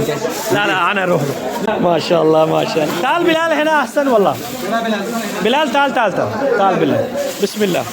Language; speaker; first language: Arabic; non-native, learner; Urdu